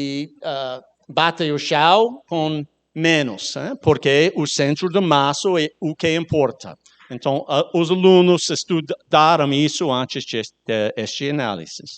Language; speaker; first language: Portuguese; non-native, learner; English